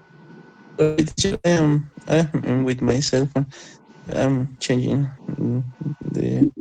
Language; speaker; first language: English; non-native, learner; Spanish